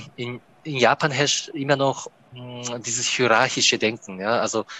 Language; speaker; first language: German; non-native, fluent; Japanese